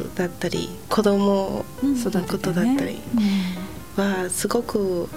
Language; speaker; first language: Japanese; non-native, fluent; Spanish